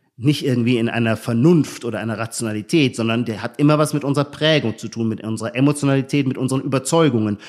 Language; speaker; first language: German; native; German